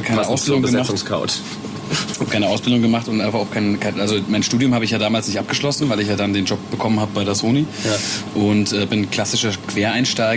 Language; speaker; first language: German; native; German